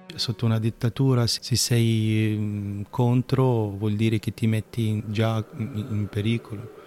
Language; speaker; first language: Italian; non-native, fluent; Arabic